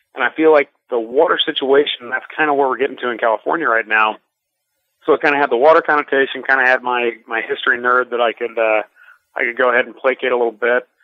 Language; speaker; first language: English; native; English